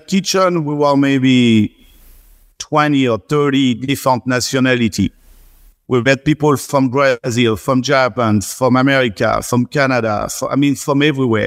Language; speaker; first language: English; non-native, fluent; French